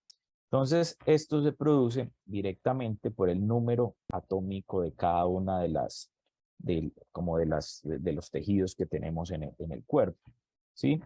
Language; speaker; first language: Spanish; native; Spanish